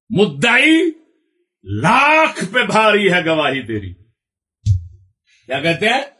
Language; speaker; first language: Urdu; non-native, local second language; Punjabi